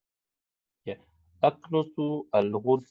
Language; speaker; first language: Arabic; non-native, learner; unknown